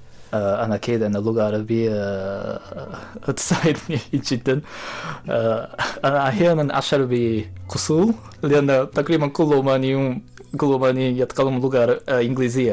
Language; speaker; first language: Arabic; non-native, fluent; Japanese